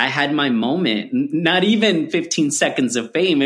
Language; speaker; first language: English; early bilingual, other home language; Spanish